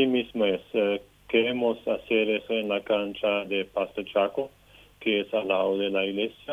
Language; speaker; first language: Spanish; non-native, local second language; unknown